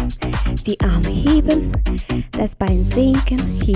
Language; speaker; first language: German; native; German